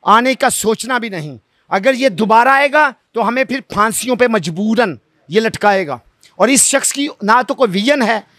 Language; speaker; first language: Urdu; non-native, local second language; Punjabi